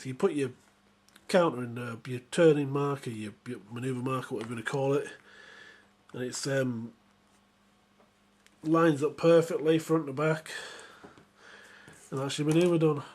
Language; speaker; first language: English; native; English